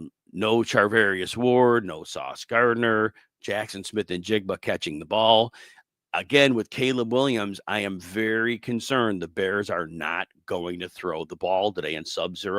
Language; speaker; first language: English; native; English